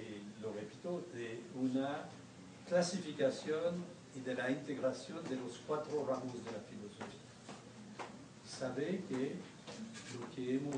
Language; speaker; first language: Spanish; non-native, fluent; French